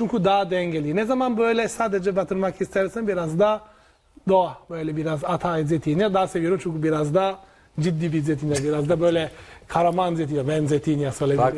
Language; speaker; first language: Turkish; non-native, learner; Italian